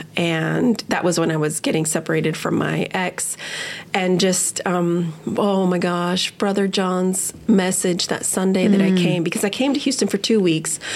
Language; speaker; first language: English; early bilingual, other home language; Spanish